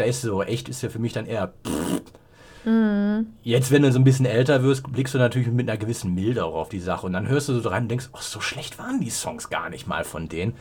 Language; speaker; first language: German; native; German